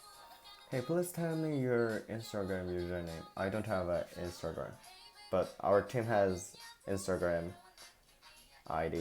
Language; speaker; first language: English; non-native, learner; Korean